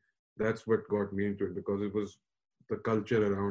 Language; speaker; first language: English; non-native, local second language; Urdu